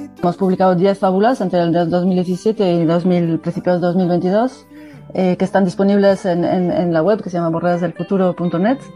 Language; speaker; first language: Spanish; non-native, fluent; French